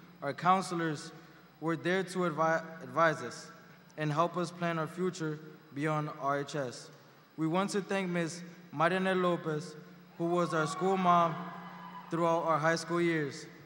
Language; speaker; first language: English; early bilingual, other home language; Spanish